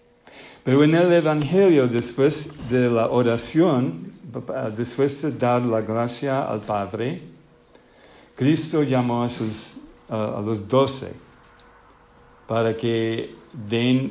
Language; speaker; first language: Spanish; non-native, fluent; English